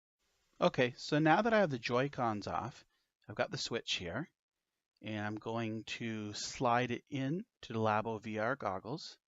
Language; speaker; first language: English; native; English